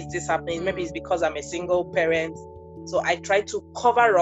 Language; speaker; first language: English; non-native, local second language; Ibibio